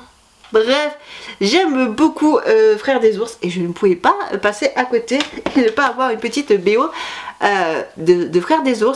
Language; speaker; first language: French; native; French